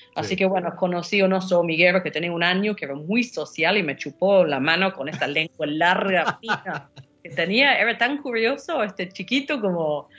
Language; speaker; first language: Spanish; non-native, fluent; English